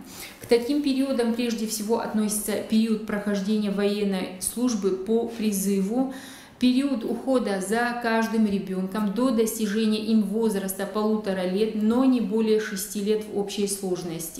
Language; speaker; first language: Russian; native; Russian